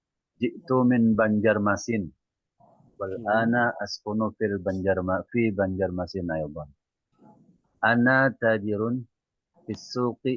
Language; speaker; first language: Arabic; non-native, learner; Indonesian